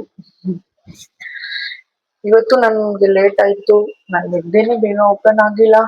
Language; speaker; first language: Kannada; non-native, learner; Hindi